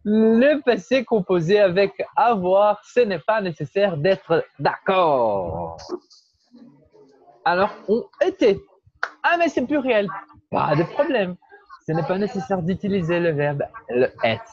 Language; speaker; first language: French; non-native, fluent; Portuguese